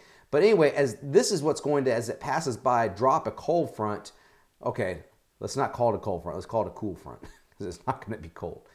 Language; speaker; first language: English; native; English